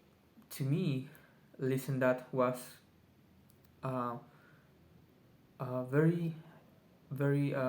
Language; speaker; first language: English; non-native, learner; Spanish